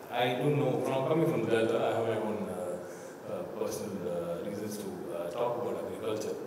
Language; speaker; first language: English; non-native, local second language; Tamil